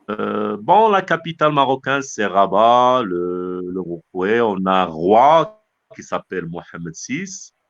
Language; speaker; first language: French; non-native, local second language; Arabic